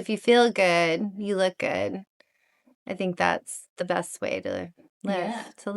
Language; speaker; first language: English; native; English